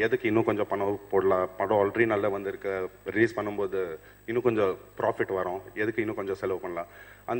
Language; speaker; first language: Tamil; non-native, fluent; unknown